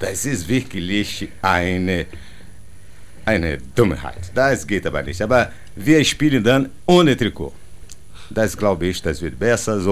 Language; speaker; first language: German; non-native, learner; Portuguese